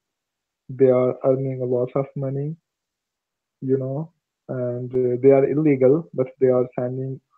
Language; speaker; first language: English; non-native, learner; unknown